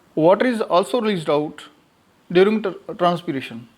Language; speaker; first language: English; non-native, local second language; Punjabi